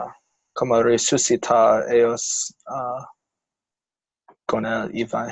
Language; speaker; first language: Spanish; non-native, learner; English